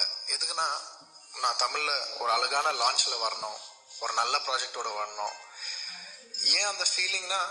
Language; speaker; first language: Tamil; non-native, local second language; Telugu